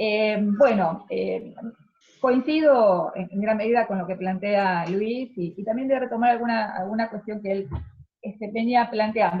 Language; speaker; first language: Spanish; native; Spanish